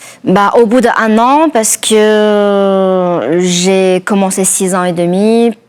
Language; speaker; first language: French; non-native, fluent; Chinese